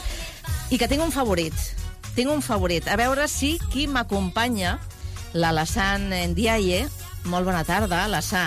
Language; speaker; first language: Catalan; native; Catalan